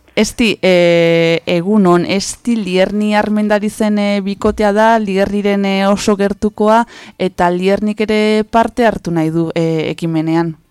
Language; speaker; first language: Basque; native; Basque